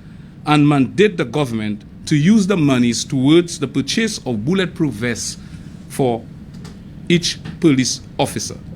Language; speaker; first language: English; non-native, local second language; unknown